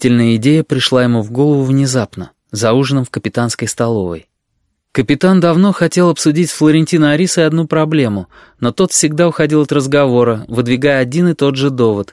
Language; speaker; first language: Russian; native; Russian